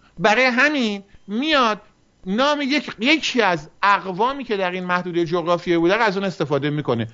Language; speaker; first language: Persian; early bilingual, heritage; Persian